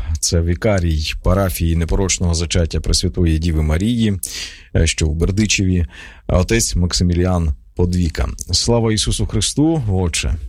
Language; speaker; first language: Ukrainian; native; Ukrainian